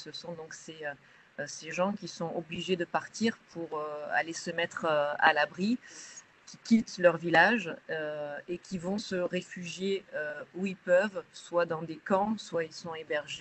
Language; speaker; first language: French; native; French